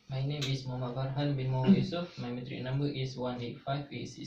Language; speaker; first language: English; non-native, local second language; Malay